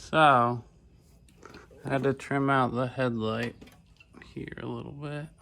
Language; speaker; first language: English; native; English